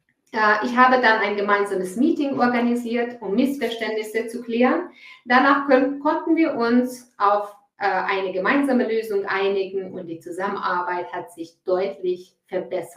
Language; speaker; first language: German; non-native, fluent; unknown